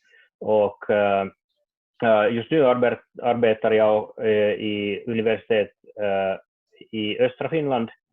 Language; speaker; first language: Swedish; non-native, learner; Finnish